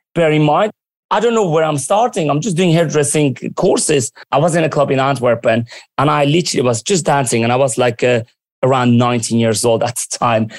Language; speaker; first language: English; early bilingual, other home language; Armenian